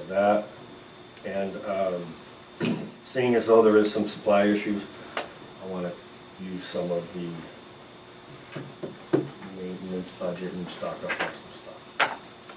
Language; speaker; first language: English; native; English